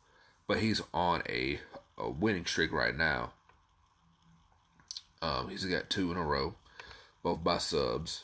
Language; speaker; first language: English; native; English